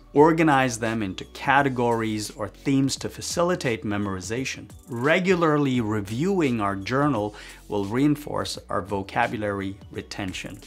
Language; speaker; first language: English; non-native, fluent; Chinese